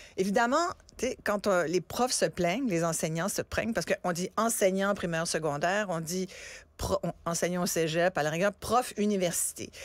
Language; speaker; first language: French; early bilingual, other home language; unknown